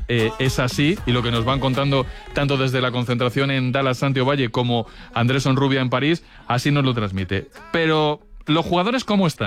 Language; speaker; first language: Spanish; native; Spanish